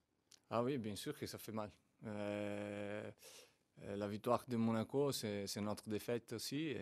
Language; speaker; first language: French; non-native, fluent; Portuguese